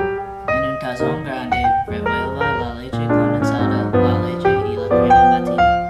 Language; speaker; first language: Spanish; non-native, learner; English